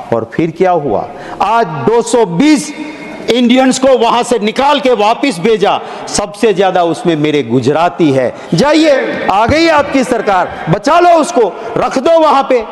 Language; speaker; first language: Hindi; non-native, local second language; Gujarati